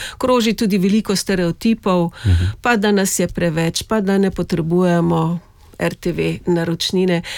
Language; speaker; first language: Slovenian; native; Slovenian